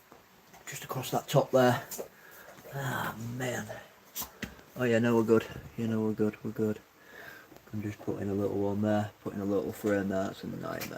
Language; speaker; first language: English; native; English